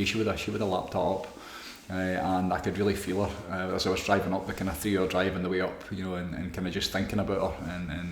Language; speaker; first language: English; native; English